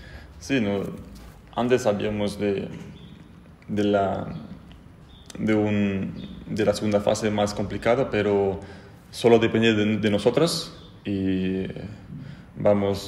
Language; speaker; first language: Spanish; non-native, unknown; French